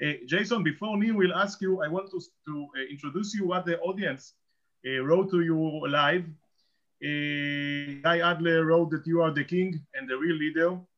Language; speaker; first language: English; non-native, learner; Hebrew